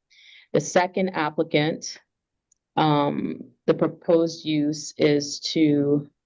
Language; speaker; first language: English; native; English